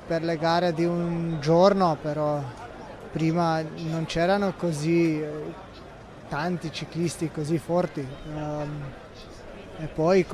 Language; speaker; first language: Italian; non-native, fluent; Slovenian